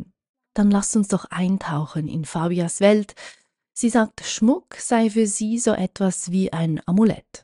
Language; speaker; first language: German; native; German